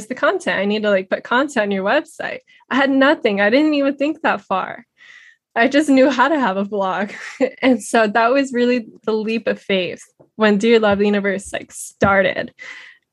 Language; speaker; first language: English; native; English